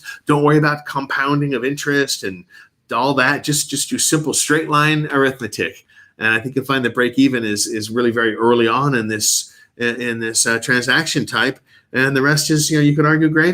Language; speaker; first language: English; native; English